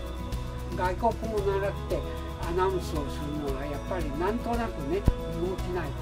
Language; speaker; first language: Japanese; native; Japanese